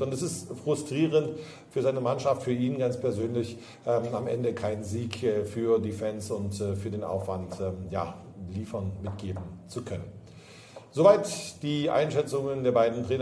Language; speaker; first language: German; native; German